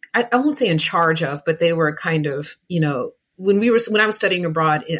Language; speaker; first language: English; native; English